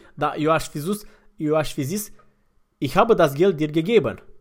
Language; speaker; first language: German; non-native, fluent; Romanian